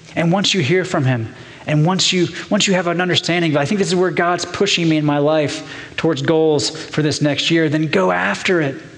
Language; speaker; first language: English; native; English